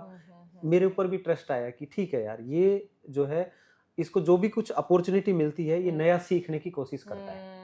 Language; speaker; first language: Hindi; native; Hindi